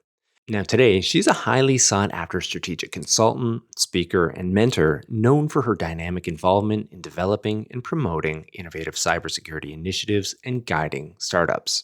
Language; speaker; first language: English; native; English